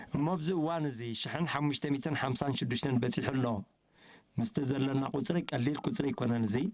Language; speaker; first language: Tigrinya; native; Tigrinya